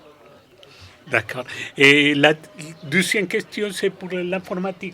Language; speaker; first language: French; non-native, fluent; Spanish